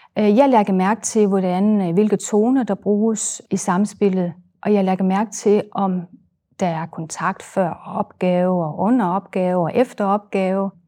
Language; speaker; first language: Danish; native; Danish